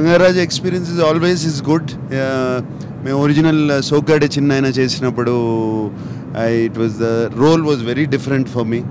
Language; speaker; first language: Telugu; native; Telugu